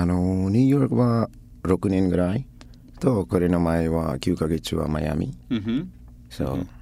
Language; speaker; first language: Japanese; non-native, fluent; Nepali